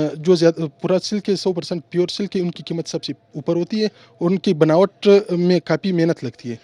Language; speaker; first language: Urdu; non-native, local second language; Pashto